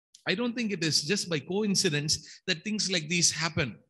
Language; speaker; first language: English; non-native, local second language; Tamil